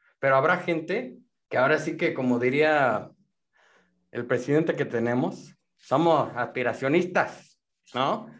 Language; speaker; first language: Spanish; native; Spanish